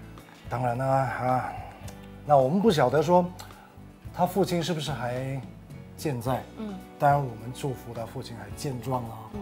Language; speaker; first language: Chinese; native; Chinese